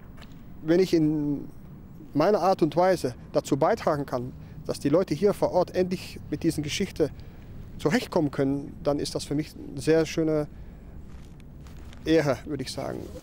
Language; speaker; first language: German; non-native, fluent; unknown